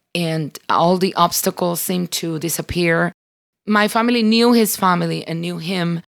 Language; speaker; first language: English; early bilingual, other home language; Spanish